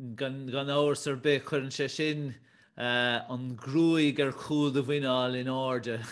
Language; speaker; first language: Irish; native; Irish